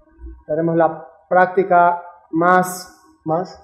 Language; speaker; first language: Spanish; native; Spanish